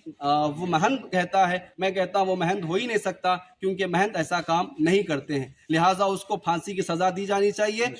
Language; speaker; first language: Urdu; native; Urdu